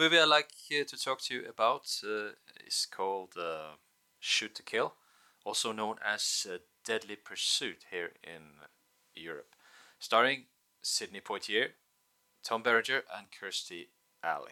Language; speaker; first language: English; non-native, fluent; Norwegian